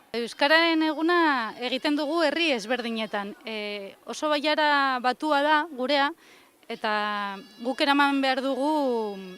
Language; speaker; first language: Basque; non-native, local second language; Spanish